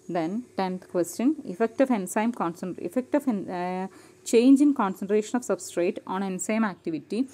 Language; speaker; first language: English; non-native, local second language; Malayalam